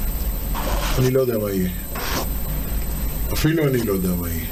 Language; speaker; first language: Hebrew; native; Hebrew